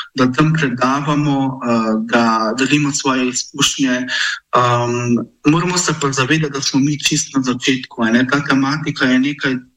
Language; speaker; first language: Slovenian; non-native, local second language; Romany